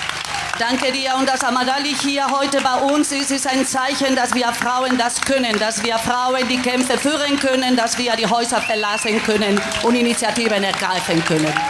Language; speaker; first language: German; non-native, fluent; Spanish